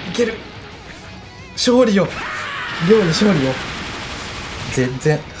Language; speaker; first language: Japanese; native; Japanese